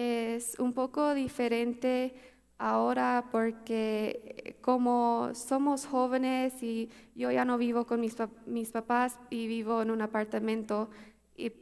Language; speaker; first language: Spanish; early bilingual, heritage; Spanish